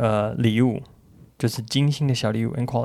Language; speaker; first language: Chinese; native; Chinese